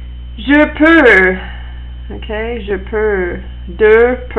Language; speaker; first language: French; non-native, fluent; English